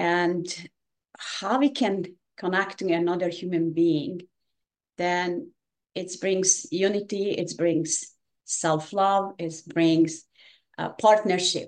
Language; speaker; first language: English; non-native, fluent; Hungarian